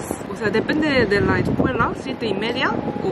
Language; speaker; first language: Spanish; non-native, learner; Korean